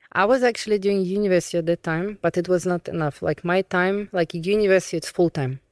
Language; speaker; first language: English; non-native, fluent; Russian